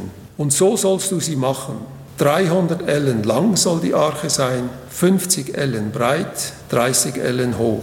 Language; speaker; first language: German; native; German